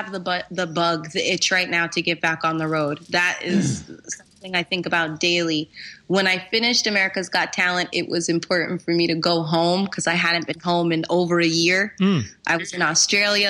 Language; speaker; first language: English; native; English